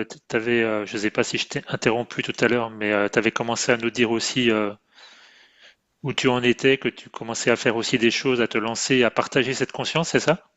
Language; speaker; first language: French; native; French